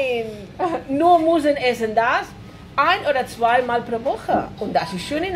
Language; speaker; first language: German; non-native, learner; Spanish